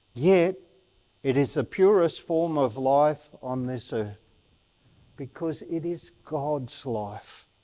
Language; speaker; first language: English; native; English